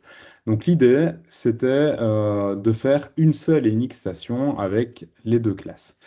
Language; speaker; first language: French; native; French